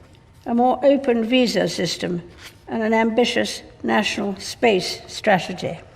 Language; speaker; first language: English; native; English